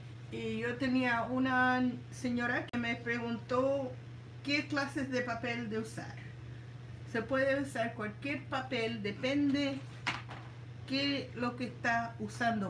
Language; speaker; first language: Spanish; early bilingual, heritage; Spanish